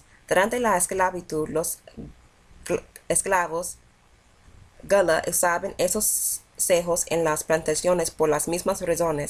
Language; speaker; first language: Spanish; non-native, learner; English